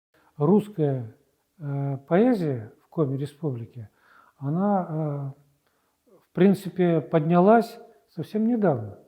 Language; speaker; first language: Russian; native; Russian